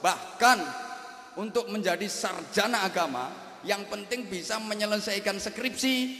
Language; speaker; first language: Malay; non-native, local second language; Javanese